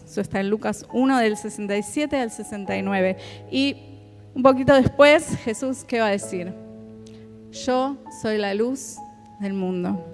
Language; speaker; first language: Spanish; native; Spanish